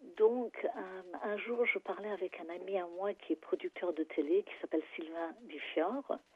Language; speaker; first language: French; non-native, fluent; English